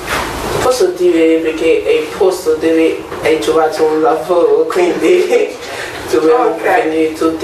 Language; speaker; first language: Italian; non-native, learner; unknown